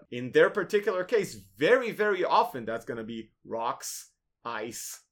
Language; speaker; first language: English; non-native, fluent; Hebrew